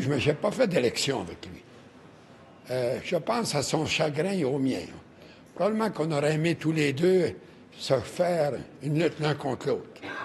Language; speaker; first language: French; native; French